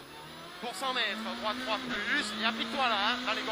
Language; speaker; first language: French; native; French